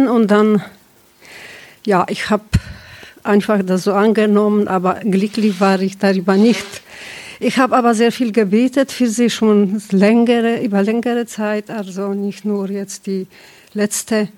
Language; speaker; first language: German; non-native, fluent; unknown